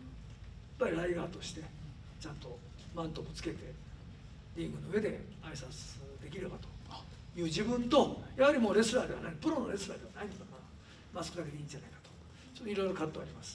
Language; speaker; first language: Japanese; native; Japanese